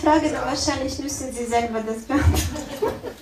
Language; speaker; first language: German; non-native, learner; Russian